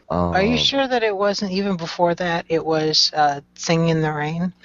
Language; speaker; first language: English; native; English